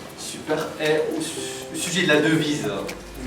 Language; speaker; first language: French; non-native, local second language; Arabic